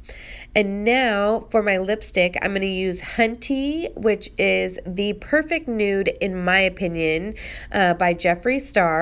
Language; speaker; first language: English; native; English